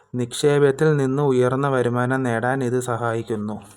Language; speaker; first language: Malayalam; native; Malayalam